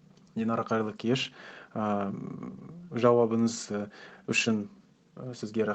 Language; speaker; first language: Kazakh; non-native, local second language; Russian